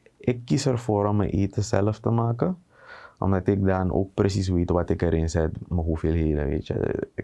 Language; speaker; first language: Dutch; native; Dutch